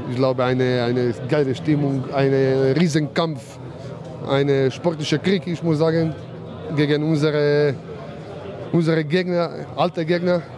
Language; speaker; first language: German; non-native, learner; Croatian